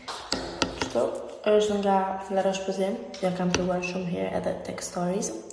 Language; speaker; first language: Albanian; early bilingual, heritage; Albanian